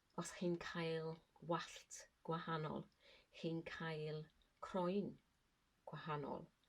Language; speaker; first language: Welsh; non-native, learner; English